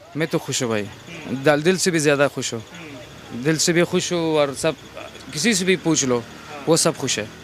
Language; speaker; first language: Hindi; non-native, fluent; Pashto